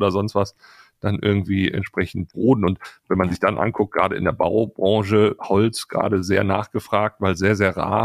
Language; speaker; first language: German; native; German